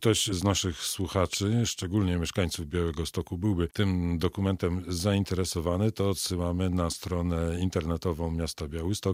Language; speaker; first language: Polish; native; Polish